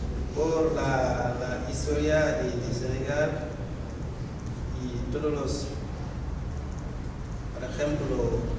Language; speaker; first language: Spanish; non-native, learner; Wolof